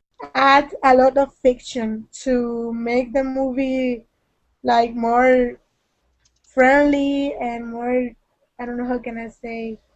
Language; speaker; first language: English; non-native, learner; Spanish